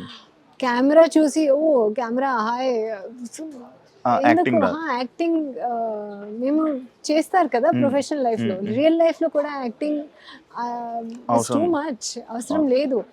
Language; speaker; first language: Telugu; non-native, learner; Hindi